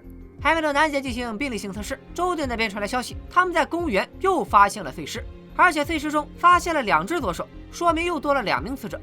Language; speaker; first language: Chinese; native; Chinese